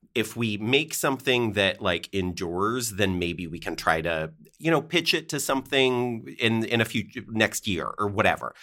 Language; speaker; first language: English; native; English